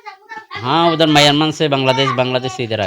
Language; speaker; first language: Hindi; non-native, learner; Rohingya